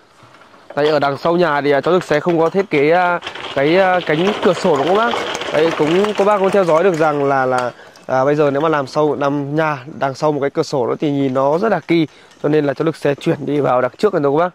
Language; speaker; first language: Vietnamese; native; Vietnamese